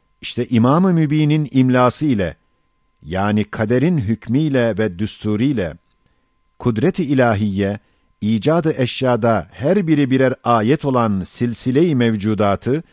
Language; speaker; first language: Turkish; native; Turkish